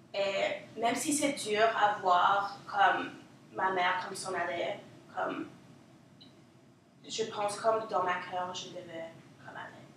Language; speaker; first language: French; non-native, local second language; English